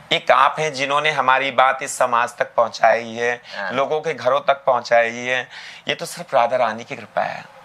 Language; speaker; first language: Hindi; native; Hindi